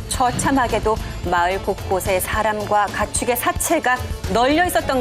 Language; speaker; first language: Korean; native; Korean